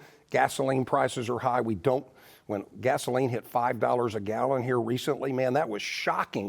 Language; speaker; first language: English; native; English